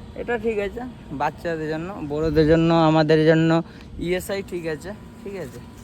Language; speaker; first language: Bangla; non-native, learner; Hindi